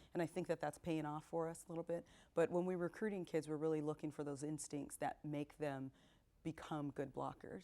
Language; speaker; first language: English; native; English